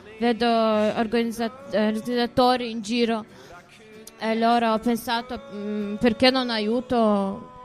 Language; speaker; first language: Italian; non-native, fluent; Russian